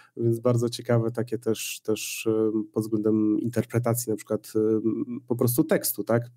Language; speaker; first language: Polish; native; Polish